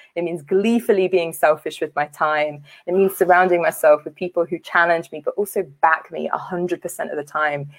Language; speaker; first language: English; native; English